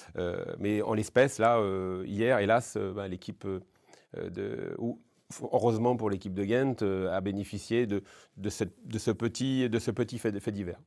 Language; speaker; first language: French; native; French